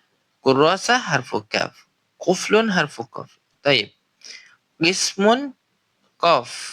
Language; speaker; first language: Arabic; non-native, fluent; Indonesian